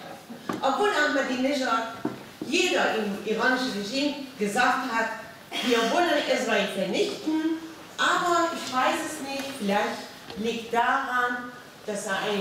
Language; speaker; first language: German; non-native, fluent; Persian